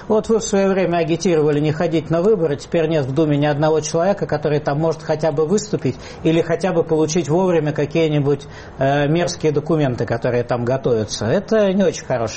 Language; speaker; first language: Russian; native; Russian